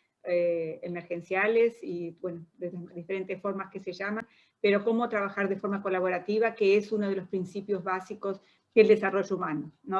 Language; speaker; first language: Spanish; non-native, fluent; Portuguese